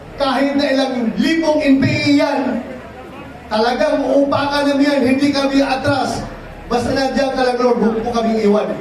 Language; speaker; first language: Filipino; non-native, local second language; Cebuano